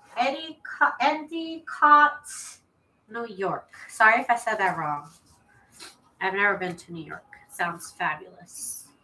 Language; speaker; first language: English; native; English